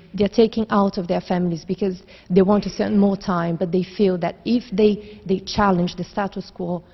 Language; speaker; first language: English; non-native, fluent; Portuguese